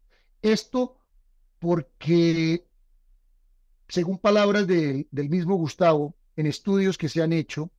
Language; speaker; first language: Spanish; native; Spanish